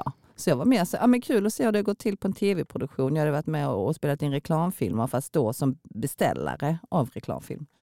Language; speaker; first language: Swedish; early bilingual, other home language; Korean